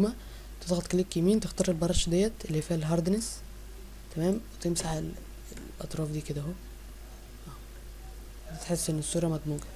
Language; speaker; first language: Arabic; native; Arabic